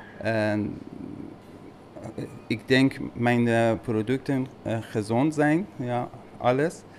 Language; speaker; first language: Dutch; non-native, learner; Persian